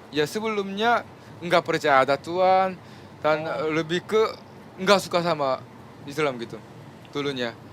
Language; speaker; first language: Indonesian; non-native, fluent; Korean